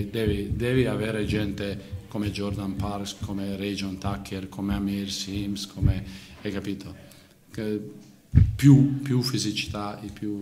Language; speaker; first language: Italian; non-native, fluent; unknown